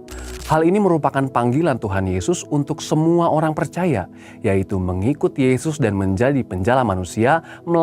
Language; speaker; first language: Indonesian; native; Indonesian